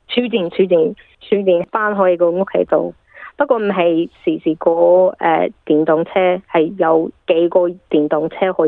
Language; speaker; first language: Cantonese; early bilingual, heritage; English